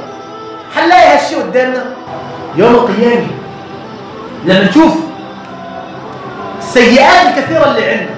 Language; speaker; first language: Arabic; native; Arabic